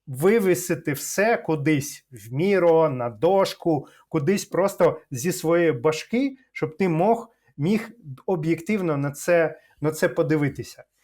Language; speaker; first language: Ukrainian; non-native, local second language; Russian